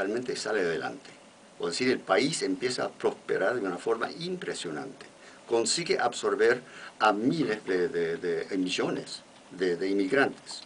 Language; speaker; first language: Spanish; non-native, fluent; English